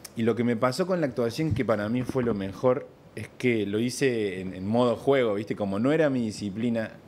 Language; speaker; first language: Spanish; native; Spanish